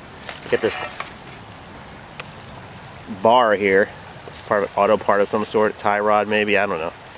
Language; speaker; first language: English; native; English